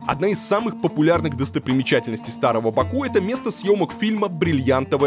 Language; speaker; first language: Russian; native; Russian